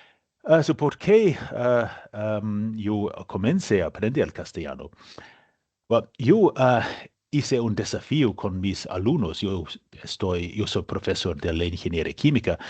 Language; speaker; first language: Spanish; non-native, learner; English